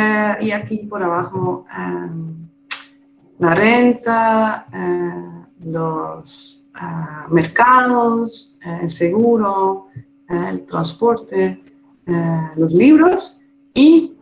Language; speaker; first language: Spanish; non-native, fluent; Dutch